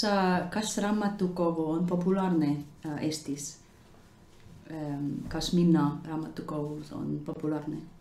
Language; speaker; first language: Estonian; non-native, learner; English